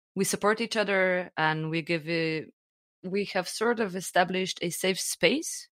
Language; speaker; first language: English; non-native, fluent; Slovenian